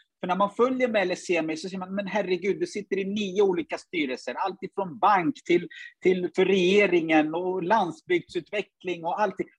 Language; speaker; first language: Swedish; early bilingual, other home language; Ganda